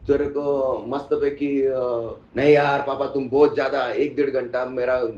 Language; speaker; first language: Hindi; non-native, local second language; Marathi